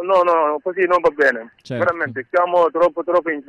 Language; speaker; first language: Italian; non-native, learner; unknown